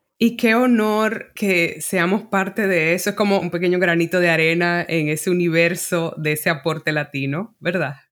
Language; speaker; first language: Spanish; native; Spanish